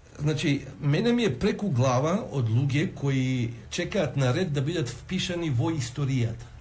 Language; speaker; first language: Macedonian; non-native, local second language; Albanian